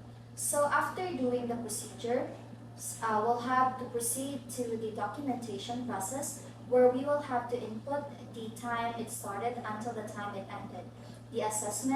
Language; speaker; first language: English; non-native, local second language; Filipino